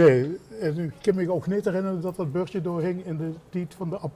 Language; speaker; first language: Dutch; native; Dutch